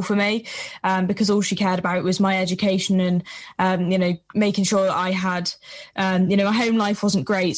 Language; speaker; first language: English; native; English